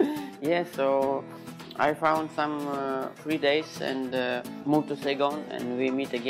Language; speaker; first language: English; non-native, learner; Ukrainian